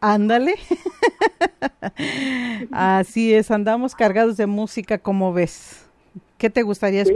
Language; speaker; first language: Spanish; non-native, local second language; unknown